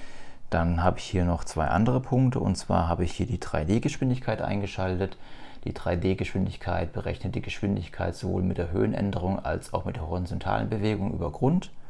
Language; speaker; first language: German; native; German